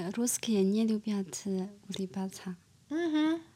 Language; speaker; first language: Russian; non-native, learner; Chinese